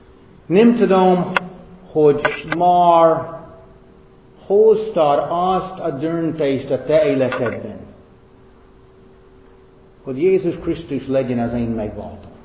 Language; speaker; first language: Hungarian; non-native, fluent; English